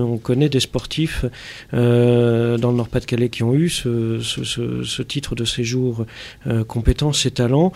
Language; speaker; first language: French; native; French